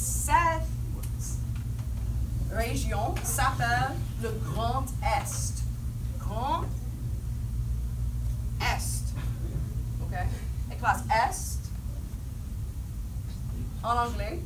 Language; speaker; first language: French; non-native, fluent; English